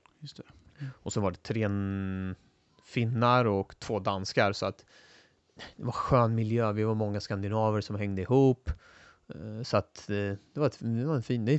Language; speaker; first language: Swedish; early bilingual, other home language; Turoyo